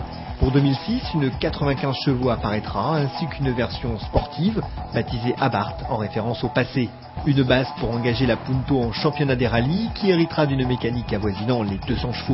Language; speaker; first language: French; native; French